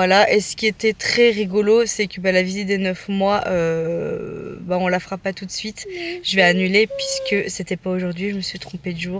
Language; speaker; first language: French; native; French